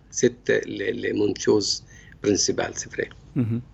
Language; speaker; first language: French; non-native, learner; Arabic